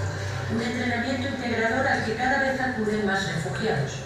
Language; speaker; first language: Spanish; native; Spanish